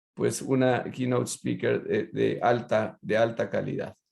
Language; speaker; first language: Spanish; native; Spanish